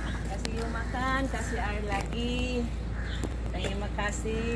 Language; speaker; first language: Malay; non-native, learner; Filipino